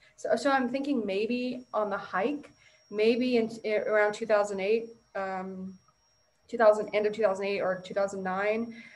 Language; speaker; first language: English; native; English